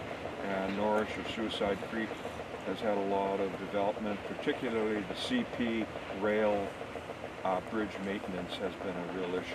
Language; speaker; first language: English; native; English